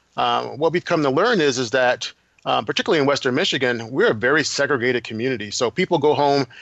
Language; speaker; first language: English; native; English